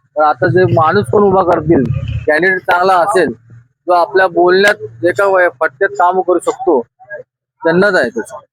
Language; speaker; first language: Marathi; native; Marathi